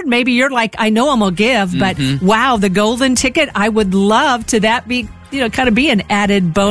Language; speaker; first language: English; native; English